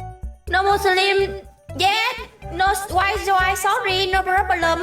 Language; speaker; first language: English; non-native, learner; Vietnamese